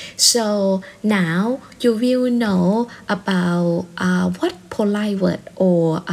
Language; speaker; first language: English; non-native, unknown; Thai